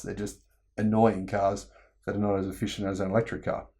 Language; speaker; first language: English; native; English